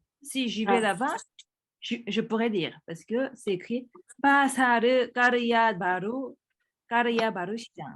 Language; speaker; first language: French; early bilingual, other home language; Korean